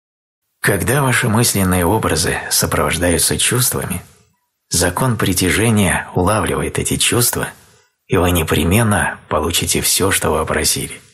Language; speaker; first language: Russian; native; Russian